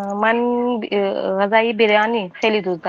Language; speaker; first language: Persian; non-native, learner; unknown